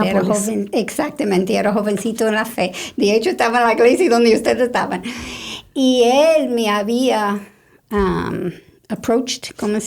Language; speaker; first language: Spanish; non-native, fluent; English